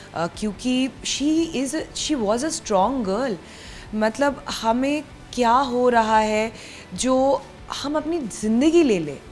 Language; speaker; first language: Hindi; non-native, local second language; Bangla